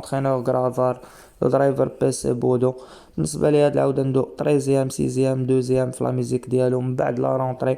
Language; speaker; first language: Arabic; native; Arabic